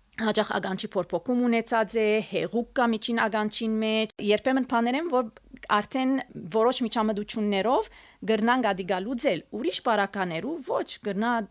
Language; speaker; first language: Armenian; native; Armenian